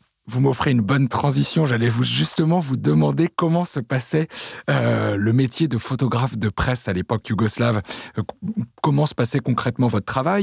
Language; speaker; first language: French; native; French